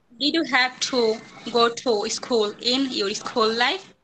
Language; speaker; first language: English; non-native, learner; Bangla